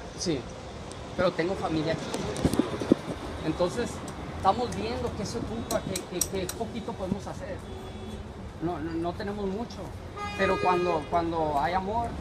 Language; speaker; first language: Spanish; early bilingual, heritage; Spanish